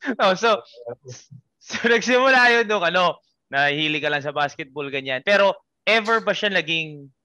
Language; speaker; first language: Filipino; native; Filipino